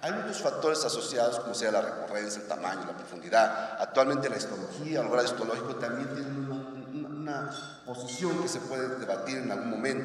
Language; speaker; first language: Spanish; native; Spanish